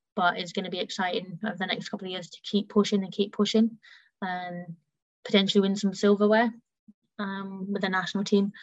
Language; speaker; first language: English; early bilingual, heritage; German